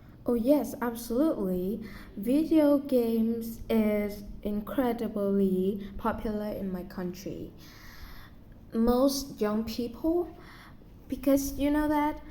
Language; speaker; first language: English; non-native, learner; Vietnamese